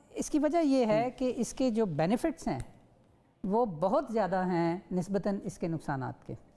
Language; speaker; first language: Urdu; native; Urdu